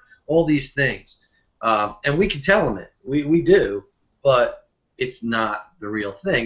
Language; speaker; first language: English; native; English